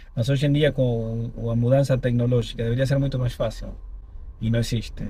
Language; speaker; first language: Portuguese; non-native, fluent; Spanish